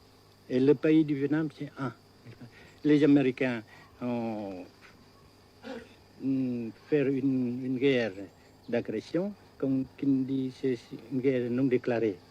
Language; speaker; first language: French; non-native, local second language; Vietnamese